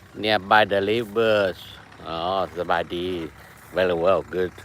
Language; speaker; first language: English; non-native, learner; Thai